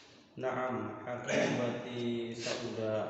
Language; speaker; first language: Arabic; non-native, learner; Indonesian